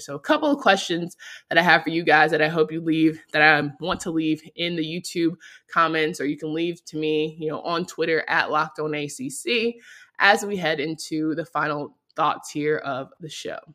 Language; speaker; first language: English; native; English